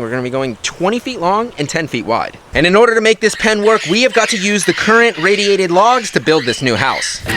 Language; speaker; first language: English; native; English